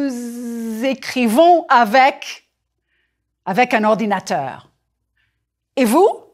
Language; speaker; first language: French; non-native, fluent; English